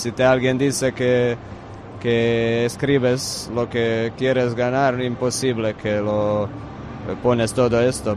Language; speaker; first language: Spanish; non-native, fluent; Croatian